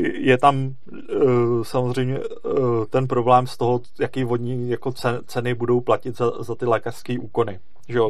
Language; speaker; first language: Czech; native; Czech